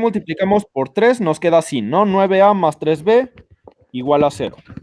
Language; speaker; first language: Spanish; native; Spanish